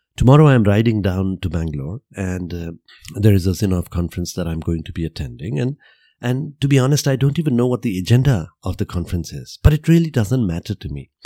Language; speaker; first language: English; non-native, local second language; Gujarati